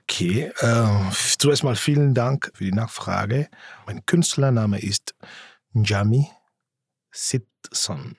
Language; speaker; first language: German; non-native, fluent; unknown